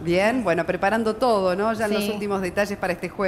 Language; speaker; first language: Spanish; native; Spanish